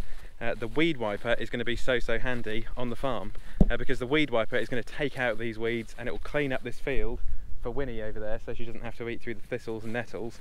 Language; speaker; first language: English; native; English